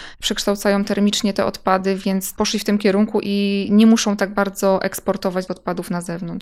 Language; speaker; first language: Polish; native; Polish